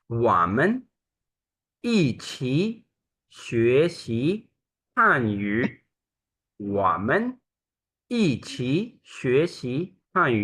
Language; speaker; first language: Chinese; non-native, fluent; Urdu